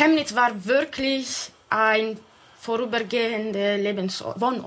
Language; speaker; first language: German; non-native, fluent; Italian